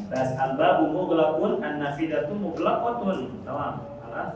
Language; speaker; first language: Arabic; non-native, fluent; Indonesian